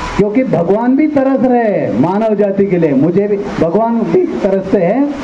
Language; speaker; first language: Hindi; non-native, local second language; Marathi